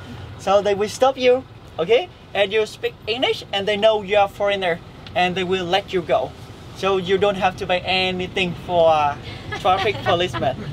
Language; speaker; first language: English; non-native, fluent; Vietnamese